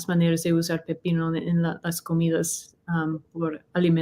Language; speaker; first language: Spanish; non-native, fluent; English